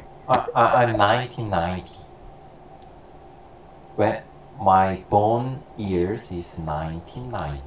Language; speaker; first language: English; non-native, learner; Korean